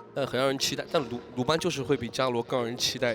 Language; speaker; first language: Chinese; native; Chinese